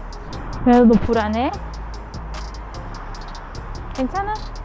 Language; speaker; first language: Korean; non-native, fluent; Chinese